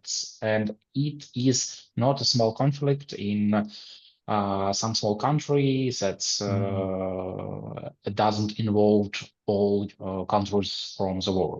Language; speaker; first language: English; non-native, learner; Ukrainian